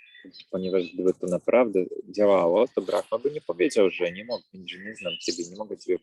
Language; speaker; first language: Polish; native; Polish